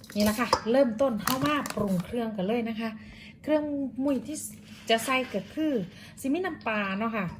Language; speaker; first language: Thai; native; Thai